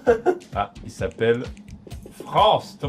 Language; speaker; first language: French; native; French